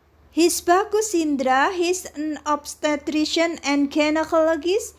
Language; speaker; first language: English; non-native, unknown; Indonesian